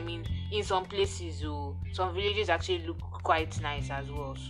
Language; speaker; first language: English; non-native, local second language; Yoruba